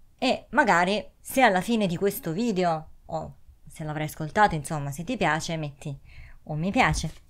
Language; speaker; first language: Italian; native; Italian